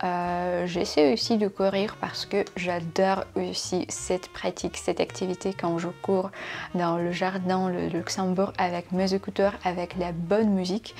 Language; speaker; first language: French; non-native, fluent; Russian